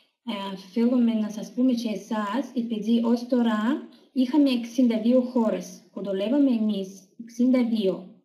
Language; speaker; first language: Greek; non-native, learner; Russian